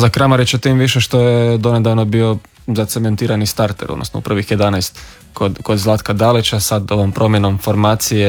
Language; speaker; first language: Serbian; native; Serbian